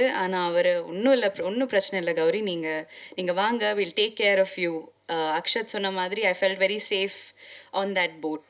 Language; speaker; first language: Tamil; non-native, local second language; Malayalam